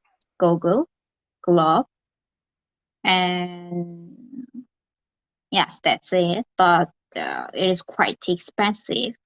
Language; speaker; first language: English; non-native, learner; Korean